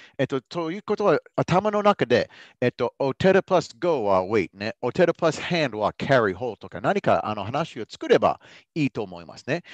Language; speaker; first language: Japanese; non-native, fluent; English